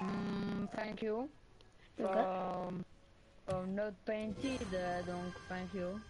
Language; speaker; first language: English; non-native, learner; French